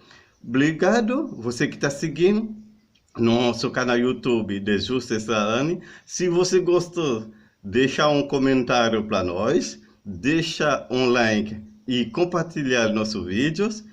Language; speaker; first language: Portuguese; non-native, learner; Haitian Creole